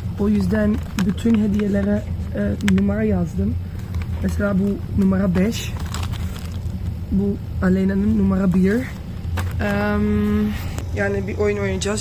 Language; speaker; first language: Turkish; non-native, fluent; Dutch